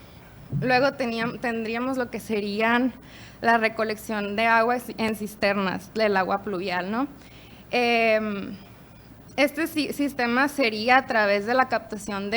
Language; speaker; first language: Spanish; native; Spanish